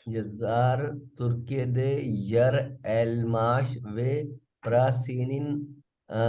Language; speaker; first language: Turkish; non-native, learner; Urdu